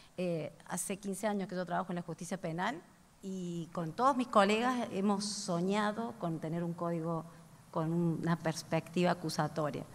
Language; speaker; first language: Spanish; native; Spanish